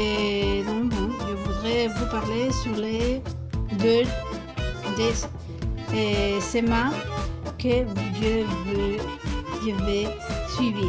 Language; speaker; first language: French; non-native, fluent; Spanish